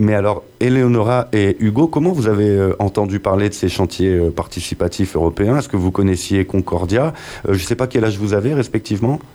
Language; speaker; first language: French; native; French